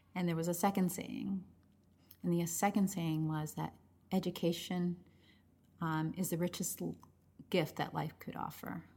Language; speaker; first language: English; early bilingual, other home language; Spanish